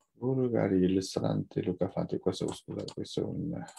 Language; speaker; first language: Italian; non-native, fluent; Japanese